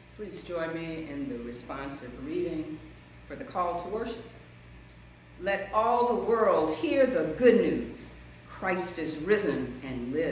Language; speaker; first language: English; native; English